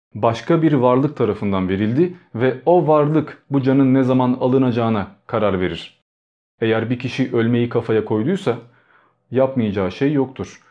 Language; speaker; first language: Turkish; early bilingual, other home language; Albanian